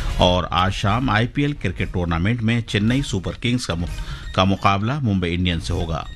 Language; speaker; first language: Urdu; native; Urdu